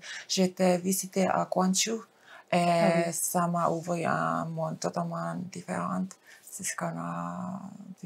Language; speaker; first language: French; non-native, fluent; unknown